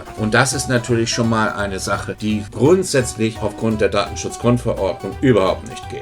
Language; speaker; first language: German; native; German